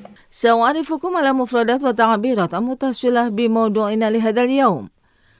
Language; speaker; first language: Arabic; non-native, fluent; Indonesian